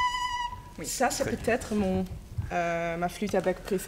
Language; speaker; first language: French; non-native, fluent; Dutch